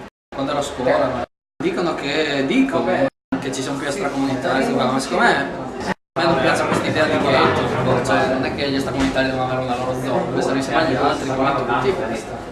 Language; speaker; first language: Italian; non-native, fluent; Turkish